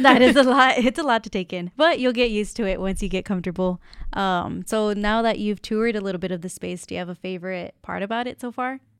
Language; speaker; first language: English; early bilingual, other home language; Spanish